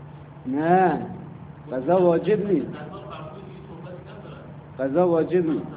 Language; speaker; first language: Persian; native; Persian